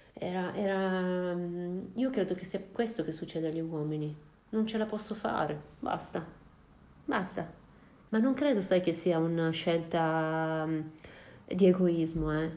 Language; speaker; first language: Italian; native; Italian